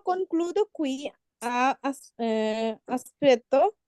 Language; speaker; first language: Italian; non-native, learner; Bangla